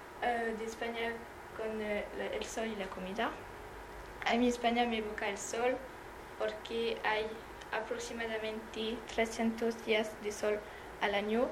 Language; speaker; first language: Spanish; non-native, learner; French